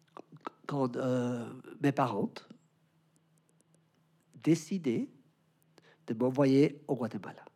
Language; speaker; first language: French; non-native, learner; Spanish